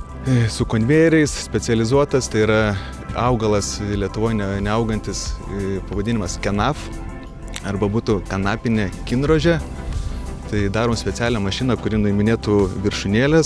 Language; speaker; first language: Lithuanian; native; Lithuanian